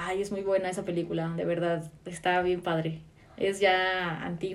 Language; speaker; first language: Spanish; native; Spanish